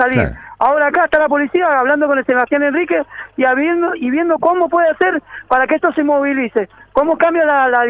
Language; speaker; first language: Spanish; native; Spanish